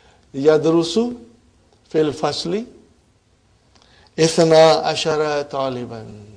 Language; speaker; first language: Arabic; non-native, fluent; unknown